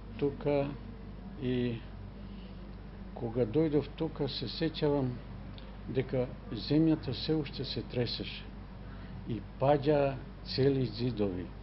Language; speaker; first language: Macedonian; non-native, local second language; Albanian